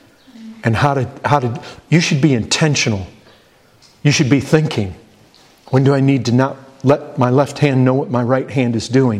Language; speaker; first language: English; native; English